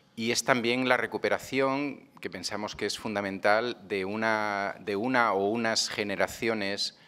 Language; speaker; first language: Spanish; non-native, local second language; Catalan